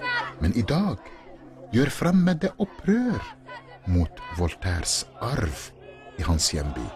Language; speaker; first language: Norwegian; non-native, fluent; Arabic